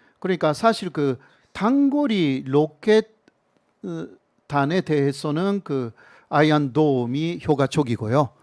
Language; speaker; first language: Korean; non-native, fluent; Japanese